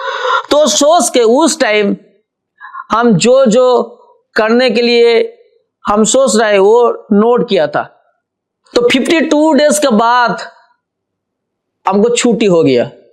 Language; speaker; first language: Hindi; non-native, local second language; Bangla